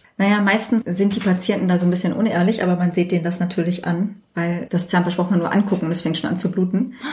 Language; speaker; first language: German; native; German